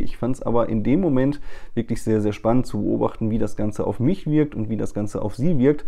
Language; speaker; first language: German; native; German